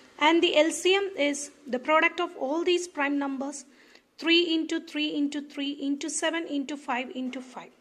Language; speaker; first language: English; non-native, local second language; Tamil